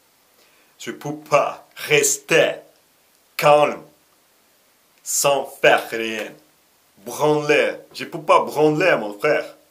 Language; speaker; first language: French; non-native, learner; Russian